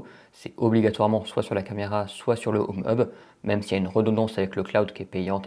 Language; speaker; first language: French; native; French